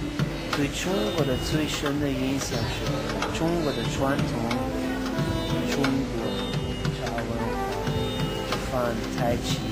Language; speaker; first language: Chinese; non-native, fluent; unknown